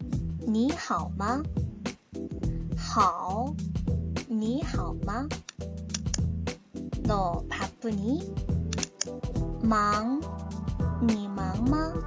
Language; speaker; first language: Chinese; non-native, fluent; Korean